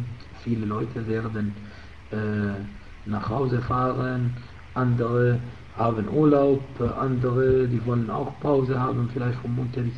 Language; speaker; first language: German; non-native, fluent; Arabic